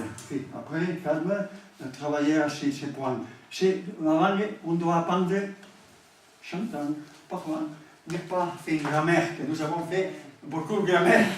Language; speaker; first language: French; non-native, learner; Catalan